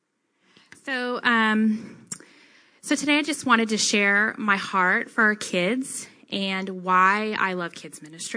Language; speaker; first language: English; native; English